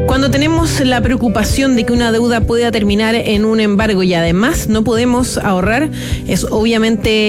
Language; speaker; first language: Spanish; native; Spanish